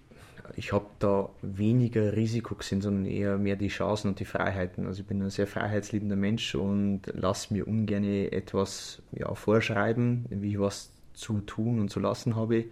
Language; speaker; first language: German; native; German